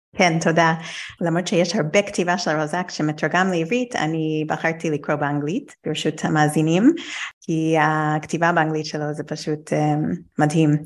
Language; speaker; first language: Hebrew; non-native, fluent; English